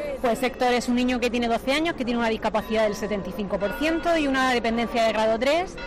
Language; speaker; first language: Spanish; native; Spanish